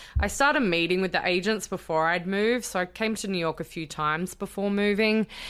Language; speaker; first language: English; native; English